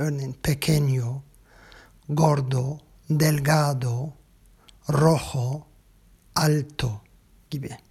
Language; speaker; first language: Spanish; non-native, learner; Turkish